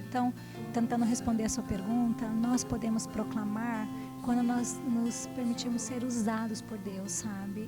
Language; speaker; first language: Portuguese; native; Portuguese